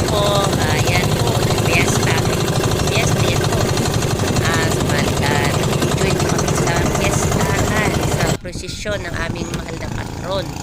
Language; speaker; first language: Filipino; non-native, local second language; Bikol